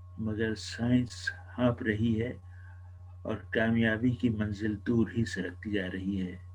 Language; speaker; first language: Urdu; native; Urdu